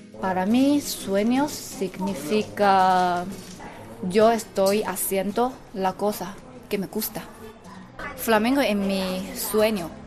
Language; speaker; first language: Spanish; non-native, learner; Chinese